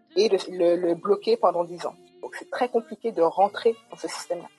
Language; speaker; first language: French; native; French